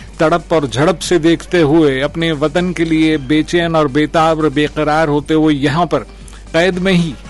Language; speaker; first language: Urdu; non-native, local second language; Sindhi